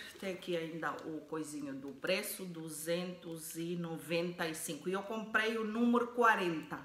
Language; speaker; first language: Portuguese; native; Portuguese